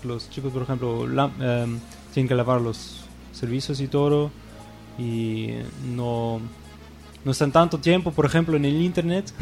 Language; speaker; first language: Spanish; non-native, fluent; German